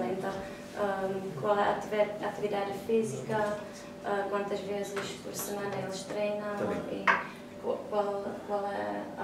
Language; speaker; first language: Portuguese; non-native, fluent; Czech